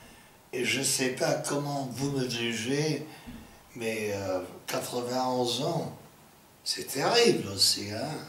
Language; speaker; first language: French; non-native, fluent; English